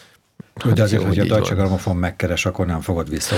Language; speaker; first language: Hungarian; native; Hungarian